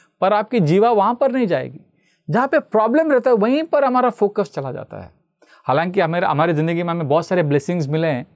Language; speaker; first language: Hindi; non-native, local second language; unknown